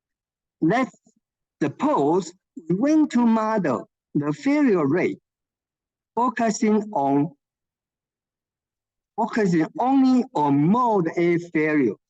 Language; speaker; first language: English; non-native, fluent; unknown